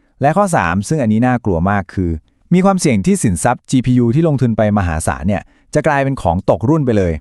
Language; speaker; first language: Thai; native; Thai